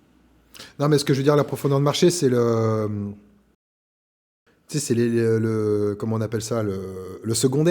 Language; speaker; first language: French; native; French